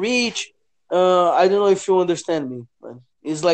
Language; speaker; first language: English; non-native, learner; Portuguese